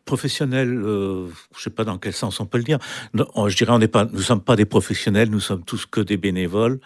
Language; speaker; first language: French; native; French